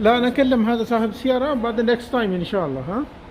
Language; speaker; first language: Arabic; non-native, learner; Punjabi